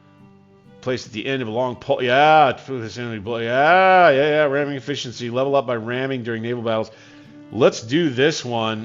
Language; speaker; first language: English; native; English